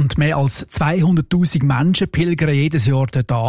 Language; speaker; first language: German; native; German